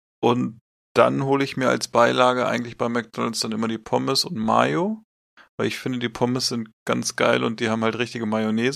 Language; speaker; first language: German; native; German